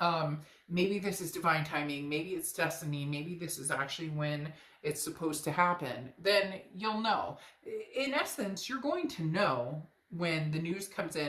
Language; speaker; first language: English; native; English